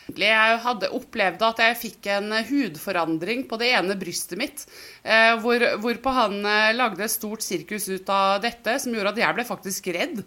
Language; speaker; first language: Norwegian; native; Norwegian